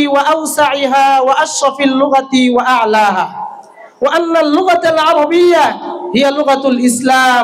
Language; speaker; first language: Arabic; non-native, learner; Bangla